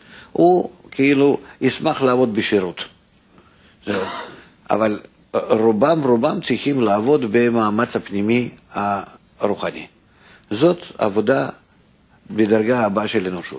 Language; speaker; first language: Hebrew; non-native, fluent; Russian